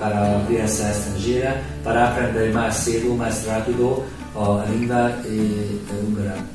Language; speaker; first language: Portuguese; non-native, learner; Hungarian